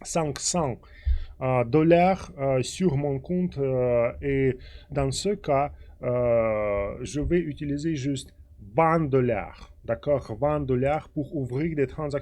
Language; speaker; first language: French; non-native, fluent; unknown